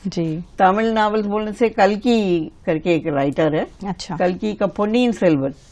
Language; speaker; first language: Hindi; non-native, local second language; Tamil